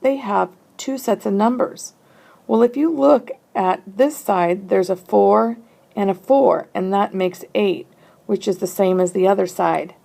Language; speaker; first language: English; native; English